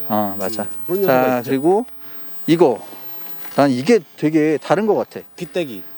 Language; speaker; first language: Korean; native; Korean